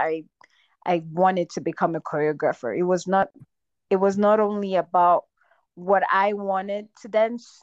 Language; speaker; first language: English; non-native, local second language; Kinyarwanda